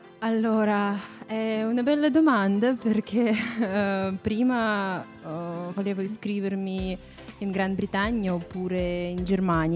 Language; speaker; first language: Italian; non-native, fluent; Russian